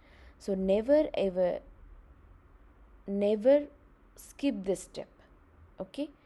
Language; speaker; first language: English; non-native, local second language; Telugu